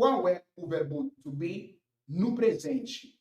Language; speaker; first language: Portuguese; non-native, fluent; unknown